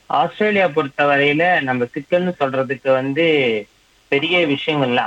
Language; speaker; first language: Tamil; native; Tamil